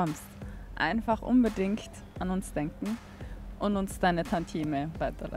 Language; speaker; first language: German; native; German